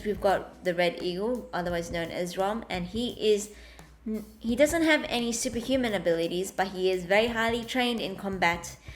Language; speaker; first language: English; native; English